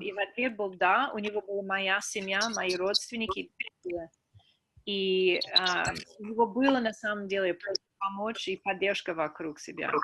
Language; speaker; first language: Russian; non-native, fluent; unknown